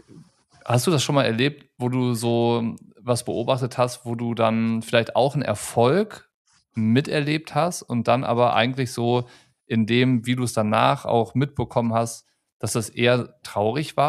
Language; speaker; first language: German; native; German